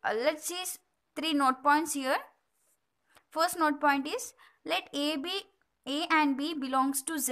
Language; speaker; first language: English; non-native, local second language; Telugu